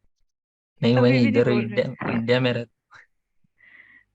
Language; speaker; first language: Urdu; native; Urdu